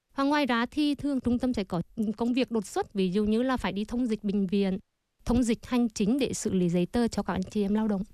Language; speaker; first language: Vietnamese; native; Vietnamese